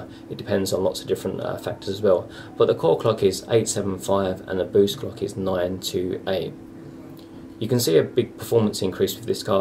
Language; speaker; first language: English; native; English